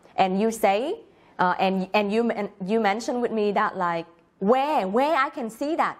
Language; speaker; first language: English; non-native, learner; Vietnamese